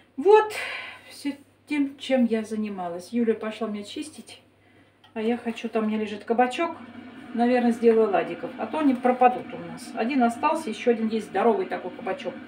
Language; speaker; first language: Russian; native; Russian